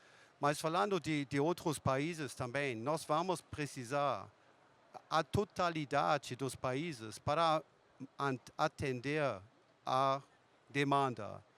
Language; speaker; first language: Portuguese; non-native, fluent; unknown